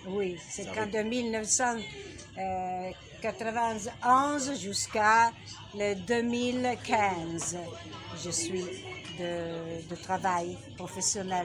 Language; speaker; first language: French; non-native, learner; Italian